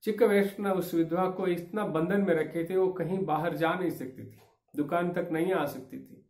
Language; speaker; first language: Hindi; non-native, local second language; Kannada